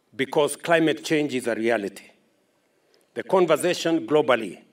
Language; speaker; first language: English; non-native, local second language; Kalenjin